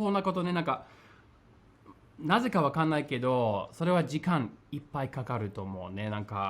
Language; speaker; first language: Japanese; non-native, fluent; English